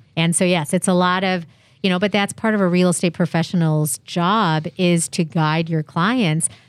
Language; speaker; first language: English; native; English